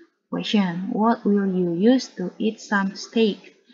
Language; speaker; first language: English; non-native, fluent; Indonesian